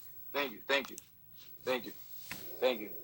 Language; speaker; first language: English; native; English